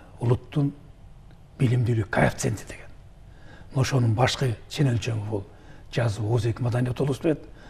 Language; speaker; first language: Kyrgyz; native; Kyrgyz